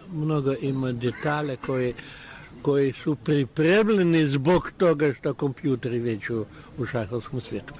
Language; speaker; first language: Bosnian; non-native, learner; Russian